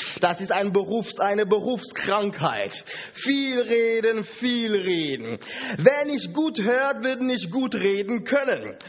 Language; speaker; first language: German; non-native, fluent; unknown